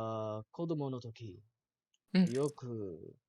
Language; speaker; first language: Japanese; non-native, learner; Malay